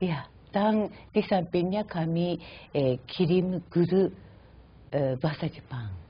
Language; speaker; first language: Indonesian; non-native, fluent; Japanese